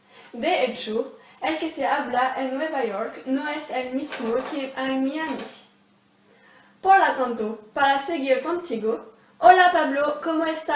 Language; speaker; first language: Spanish; non-native, learner; French